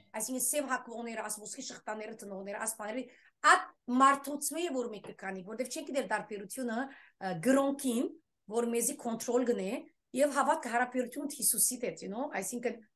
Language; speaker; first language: Armenian; early bilingual, heritage; Armenian